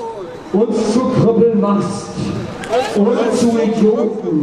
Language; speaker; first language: German; native; German